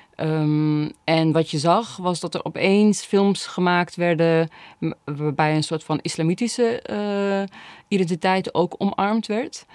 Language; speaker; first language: Dutch; early bilingual, other home language; Bosnian